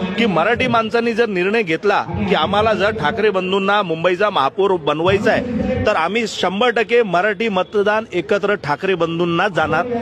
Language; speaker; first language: Marathi; non-native, local second language; Gujarati